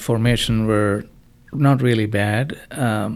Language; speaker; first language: English; non-native, local second language; Malayalam